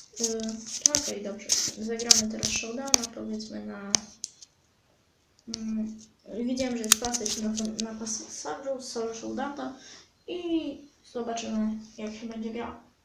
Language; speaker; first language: Polish; native; Polish